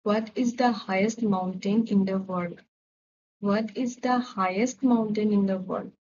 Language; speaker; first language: English; non-native, local second language; Assamese